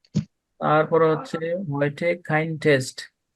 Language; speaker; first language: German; non-native, fluent; Bangla